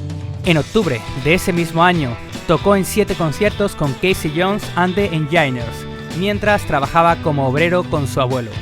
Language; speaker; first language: Spanish; native; Spanish